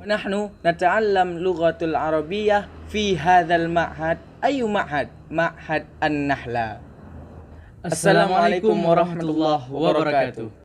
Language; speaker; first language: Arabic; non-native, learner; Indonesian